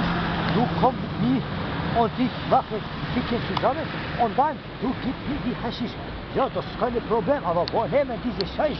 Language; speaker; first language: German; non-native, learner; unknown